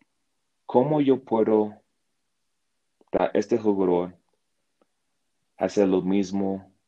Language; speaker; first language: Spanish; non-native, learner; English